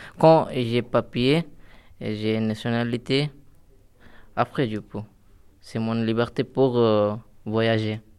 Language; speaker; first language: French; non-native, learner; Bangla